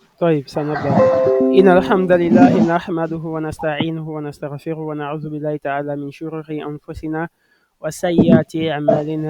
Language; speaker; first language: Arabic; non-native, fluent; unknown